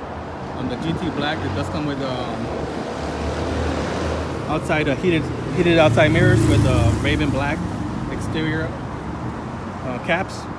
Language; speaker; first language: English; native; English